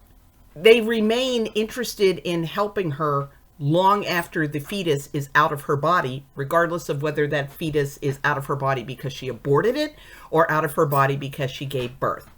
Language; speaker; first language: English; native; English